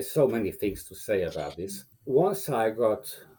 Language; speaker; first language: English; non-native, fluent; Romanian